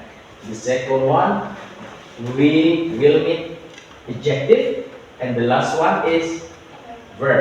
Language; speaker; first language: English; non-native, learner; Indonesian